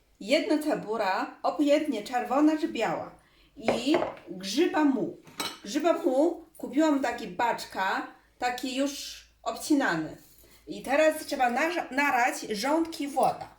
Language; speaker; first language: Polish; non-native, learner; Chinese